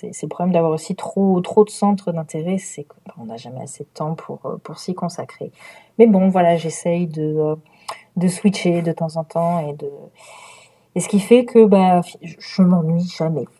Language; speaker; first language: French; native; French